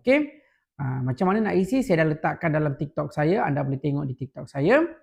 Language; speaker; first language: Malay; non-native, local second language; Tamil